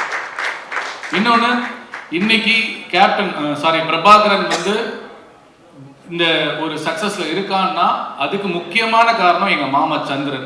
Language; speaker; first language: Tamil; native; Tamil